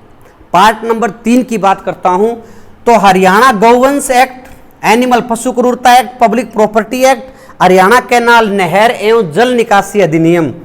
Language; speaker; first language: Hindi; native; Hindi